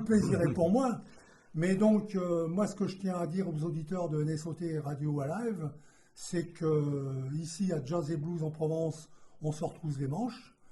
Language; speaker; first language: French; native; French